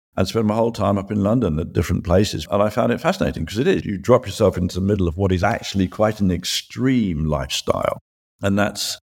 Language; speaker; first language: English; native; English